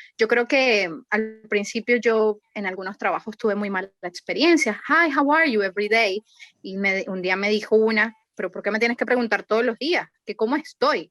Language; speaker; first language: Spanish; native; Spanish